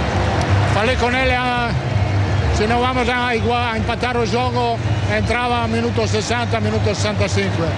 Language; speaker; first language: Portuguese; non-native, learner; Italian